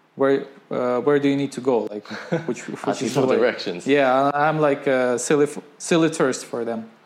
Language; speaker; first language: English; non-native, fluent; Ukrainian